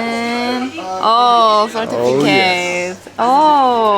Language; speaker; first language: English; non-native, learner; Korean